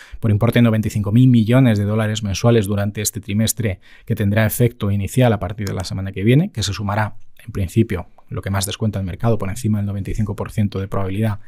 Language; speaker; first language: Spanish; native; Spanish